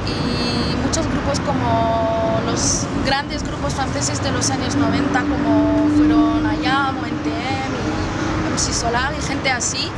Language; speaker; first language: Spanish; non-native, fluent; French